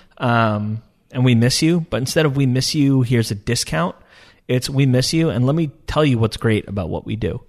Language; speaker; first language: English; early bilingual, other home language; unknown